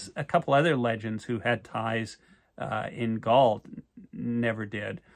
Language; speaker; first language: English; native; English